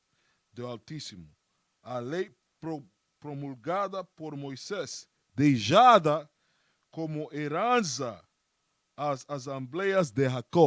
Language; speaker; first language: Portuguese; non-native, learner; Spanish